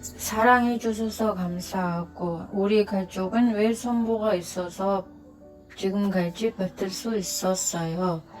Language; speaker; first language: Korean; non-native, fluent; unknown